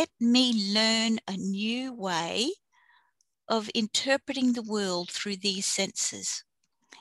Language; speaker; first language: English; native; English